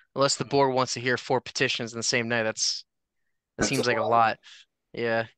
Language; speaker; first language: English; native; English